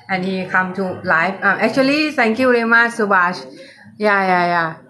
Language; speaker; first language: English; non-native, learner; Thai